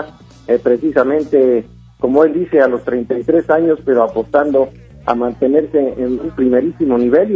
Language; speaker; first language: Spanish; native; Spanish